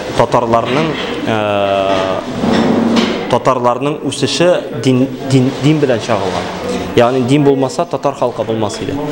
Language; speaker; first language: Tatar; non-native, local second language; Russian